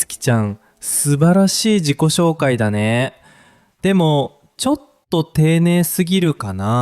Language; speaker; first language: Japanese; native; Japanese